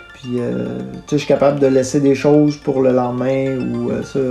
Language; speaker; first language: French; native; French